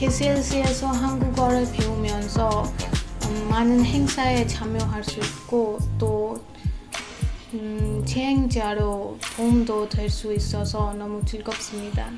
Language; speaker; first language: Korean; non-native, fluent; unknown